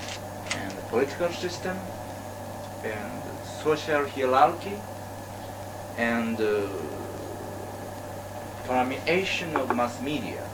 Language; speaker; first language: English; non-native, learner; Japanese